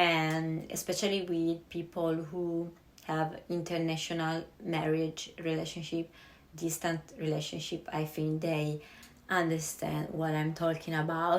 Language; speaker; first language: English; non-native, fluent; Italian